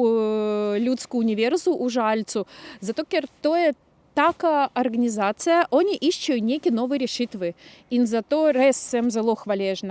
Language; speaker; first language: Slovenian; non-native, local second language; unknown